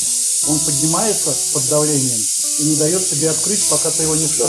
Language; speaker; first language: Russian; native; Russian